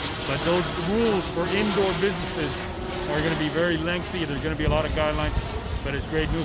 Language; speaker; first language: English; early bilingual, other home language; Spanish